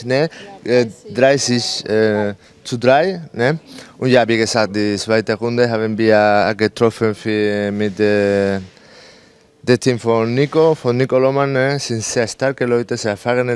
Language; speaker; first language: German; non-native, fluent; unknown